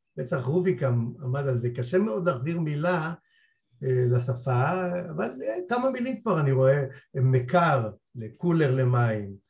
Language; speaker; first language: Hebrew; native; Hebrew